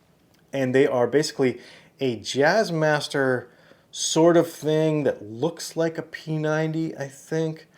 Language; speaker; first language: English; native; English